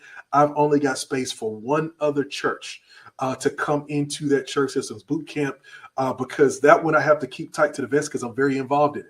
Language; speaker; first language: English; native; English